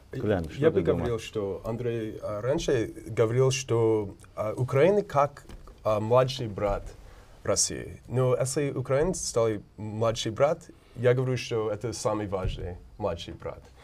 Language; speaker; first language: Russian; non-native, learner; English